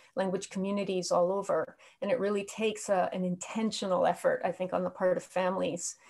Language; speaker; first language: English; native; English